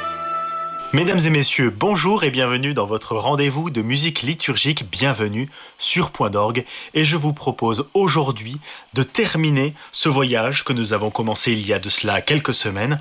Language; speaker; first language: French; native; French